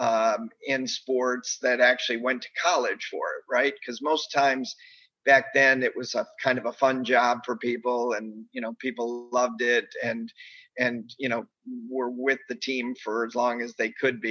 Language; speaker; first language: English; native; English